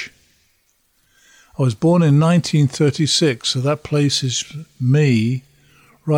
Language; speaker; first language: English; native; English